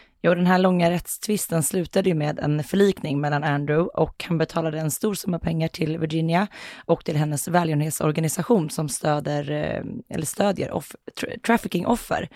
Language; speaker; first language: Swedish; native; Swedish